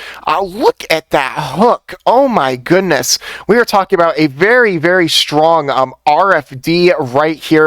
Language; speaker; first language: English; native; English